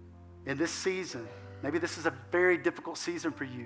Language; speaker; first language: English; native; English